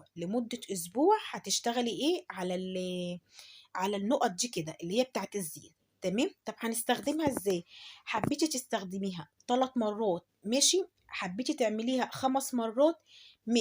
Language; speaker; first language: Arabic; native; Arabic